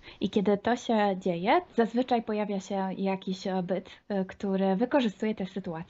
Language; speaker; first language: Polish; non-native, fluent; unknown